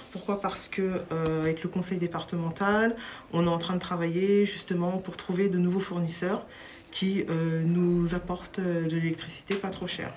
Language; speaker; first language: French; native; French